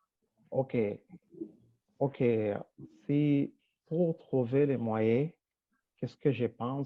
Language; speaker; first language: French; non-native, local second language; Rundi